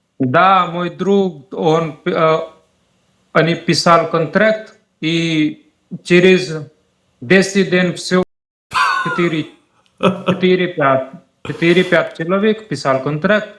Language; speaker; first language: Russian; non-native, learner; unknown